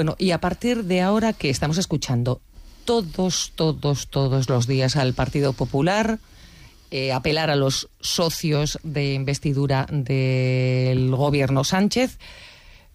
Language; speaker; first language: Spanish; native; Spanish